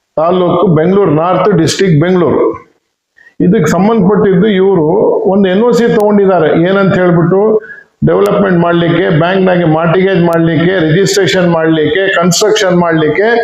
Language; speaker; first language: Kannada; non-native, local second language; Urdu